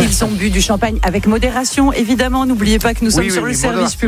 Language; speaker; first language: French; native; French